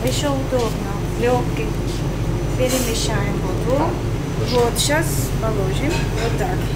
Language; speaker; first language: Russian; non-native, fluent; Georgian